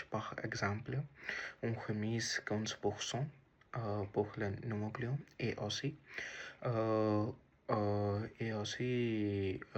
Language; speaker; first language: French; non-native, learner; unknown